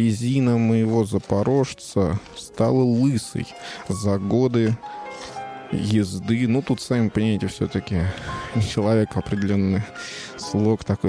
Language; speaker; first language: Russian; native; Russian